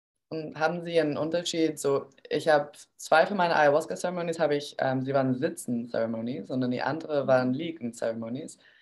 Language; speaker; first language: German; non-native, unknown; English